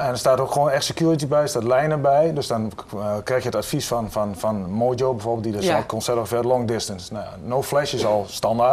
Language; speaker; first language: Dutch; native; Dutch